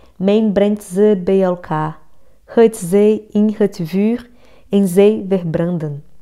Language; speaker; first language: Dutch; non-native, fluent; Portuguese